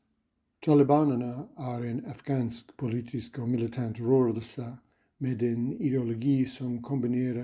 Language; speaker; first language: Swedish; non-native, fluent; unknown